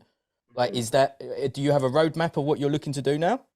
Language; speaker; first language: English; native; English